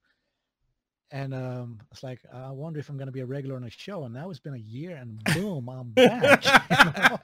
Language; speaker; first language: English; non-native, fluent; Swedish